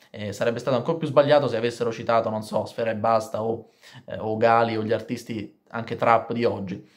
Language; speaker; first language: Italian; native; Italian